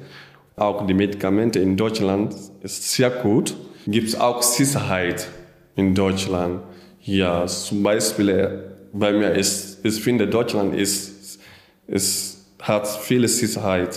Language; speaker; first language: German; non-native, learner; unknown